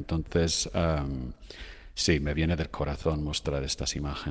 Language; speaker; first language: Spanish; non-native, fluent; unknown